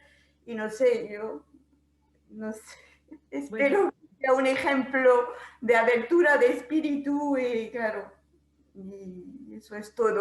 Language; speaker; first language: Spanish; non-native, fluent; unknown